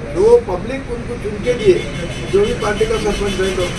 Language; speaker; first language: Hindi; non-native, local second language; Telugu